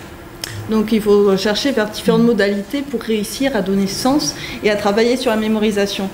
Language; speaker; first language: French; native; French